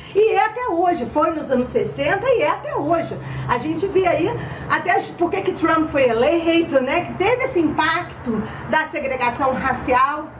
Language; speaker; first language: Portuguese; native; Portuguese